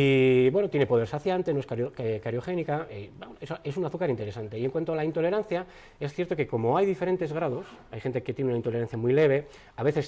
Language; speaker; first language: Spanish; native; Spanish